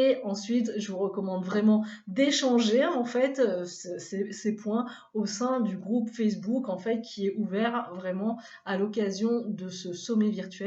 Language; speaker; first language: French; native; French